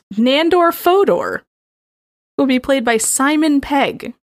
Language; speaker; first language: English; native; English